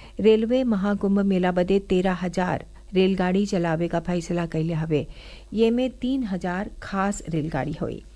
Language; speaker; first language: Bhojpuri; native; Bhojpuri